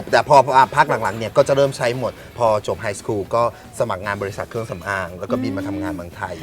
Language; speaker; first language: Thai; early bilingual, other home language; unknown